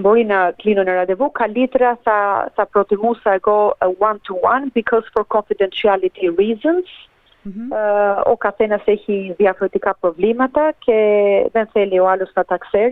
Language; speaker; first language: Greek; early bilingual, heritage; Greek